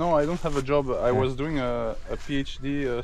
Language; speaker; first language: English; non-native, fluent; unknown